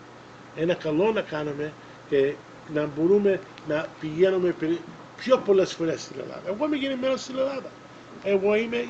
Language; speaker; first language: Greek; early bilingual, other home language; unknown